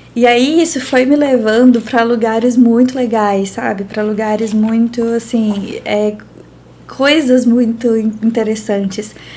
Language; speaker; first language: Portuguese; native; Portuguese